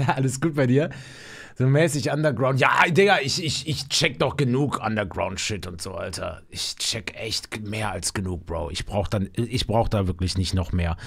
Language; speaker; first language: German; native; German